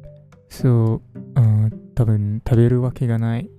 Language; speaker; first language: Japanese; non-native, fluent; English